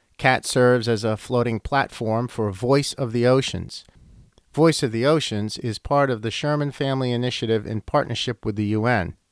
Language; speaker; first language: English; native; English